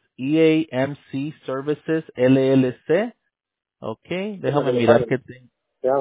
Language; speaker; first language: Spanish; native; Spanish